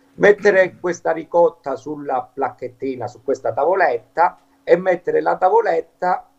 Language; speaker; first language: Italian; native; Italian